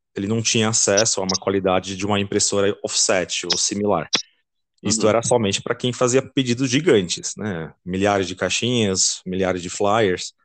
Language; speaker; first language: Portuguese; non-native, fluent; Dutch